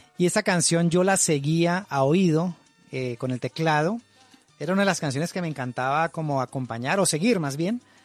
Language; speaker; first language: Spanish; native; Spanish